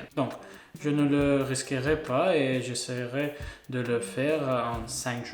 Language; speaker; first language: French; non-native, learner; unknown